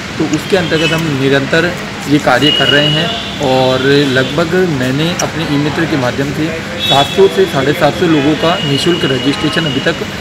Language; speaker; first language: Hindi; native; Hindi